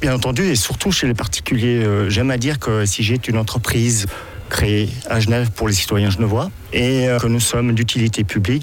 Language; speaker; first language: French; native; French